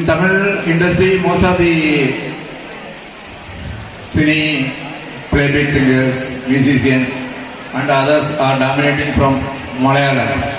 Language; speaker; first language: English; non-native, local second language; Malayalam